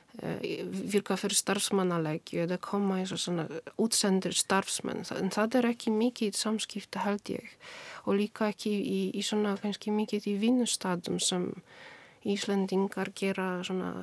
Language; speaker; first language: Icelandic; non-native, learner; Polish